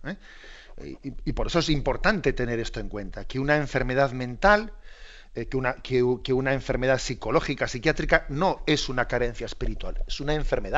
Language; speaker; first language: Spanish; native; Spanish